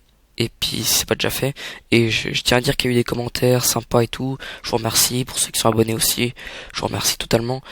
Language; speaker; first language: French; native; French